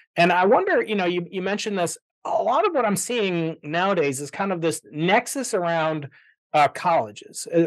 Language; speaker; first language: English; native; English